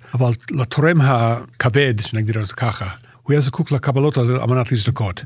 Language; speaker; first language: Hebrew; non-native, fluent; English